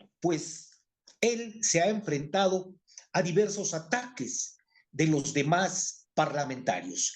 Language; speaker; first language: Spanish; native; Spanish